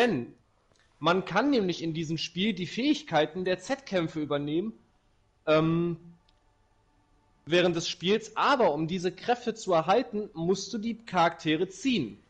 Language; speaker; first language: German; native; German